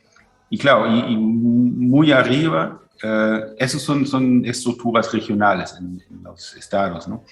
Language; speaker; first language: Spanish; non-native, fluent; German